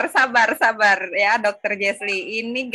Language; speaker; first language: Indonesian; native; Indonesian